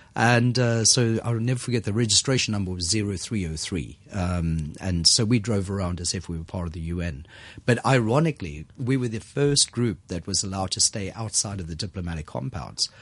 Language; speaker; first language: English; native; English